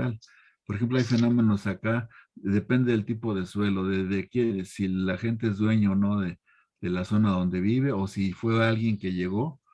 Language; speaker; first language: Spanish; native; Spanish